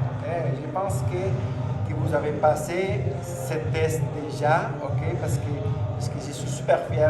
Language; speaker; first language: French; non-native, fluent; Spanish